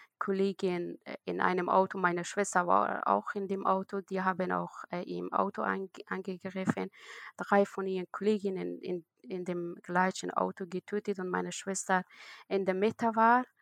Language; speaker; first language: German; non-native, learner; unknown